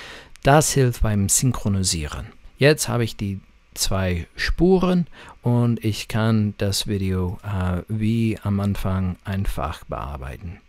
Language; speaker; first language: German; non-native, fluent; English